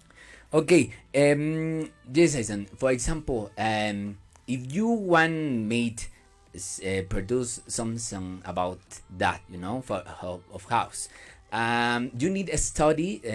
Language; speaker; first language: English; non-native, learner; Spanish